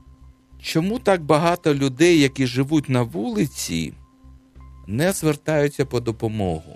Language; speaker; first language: Ukrainian; native; Ukrainian